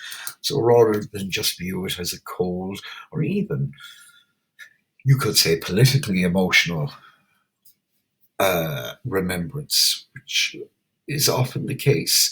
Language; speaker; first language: English; native; English